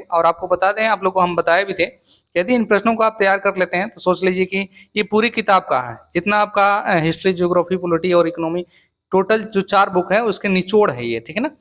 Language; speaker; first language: Hindi; native; Hindi